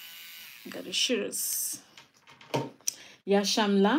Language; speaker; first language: Turkish; non-native, learner; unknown